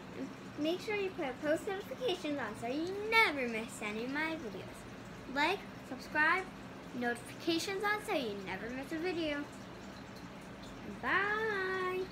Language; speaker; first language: English; native; English